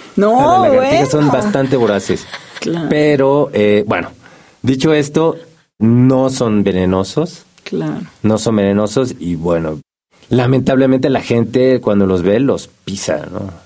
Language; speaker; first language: Spanish; native; Spanish